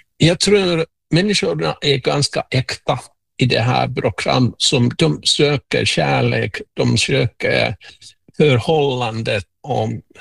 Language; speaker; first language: Swedish; non-native, local second language; Finnish